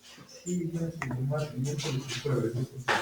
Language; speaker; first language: Spanish; native; Spanish